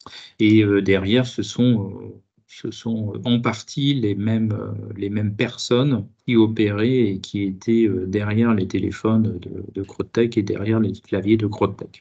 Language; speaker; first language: French; native; French